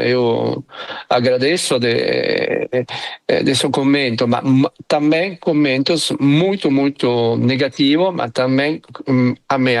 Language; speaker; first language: Portuguese; non-native, fluent; Italian